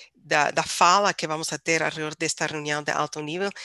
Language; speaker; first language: Portuguese; non-native, fluent; English